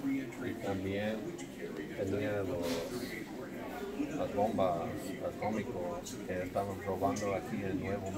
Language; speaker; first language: Spanish; non-native, learner; English